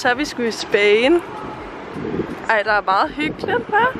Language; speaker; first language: Danish; native; Danish